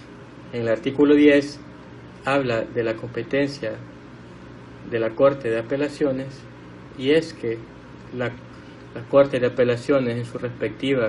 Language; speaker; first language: Spanish; native; Spanish